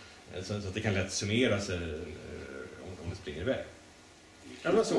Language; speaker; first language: Swedish; native; Swedish